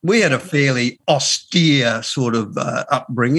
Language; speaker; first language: English; native; English